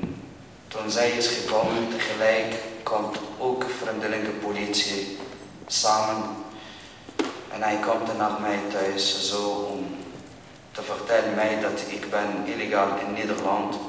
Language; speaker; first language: Dutch; non-native, learner; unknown